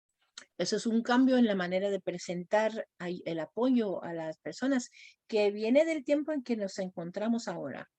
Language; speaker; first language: Spanish; non-native, fluent; English